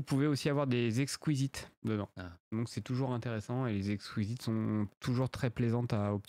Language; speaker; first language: French; native; French